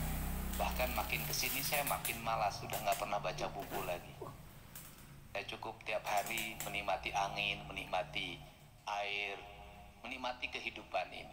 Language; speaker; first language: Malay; non-native, local second language; Sundanese